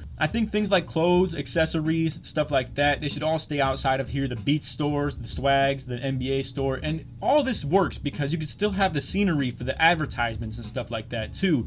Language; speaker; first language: English; native; English